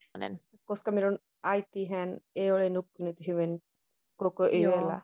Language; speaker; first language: Finnish; non-native, learner; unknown